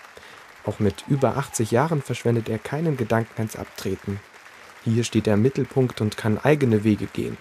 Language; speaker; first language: German; native; German